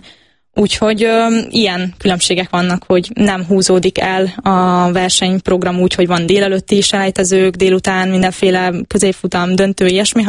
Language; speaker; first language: Hungarian; native; Hungarian